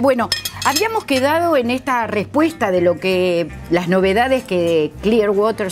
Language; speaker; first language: Spanish; native; Spanish